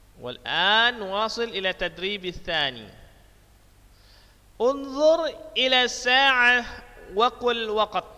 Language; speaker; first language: Arabic; non-native, fluent; Indonesian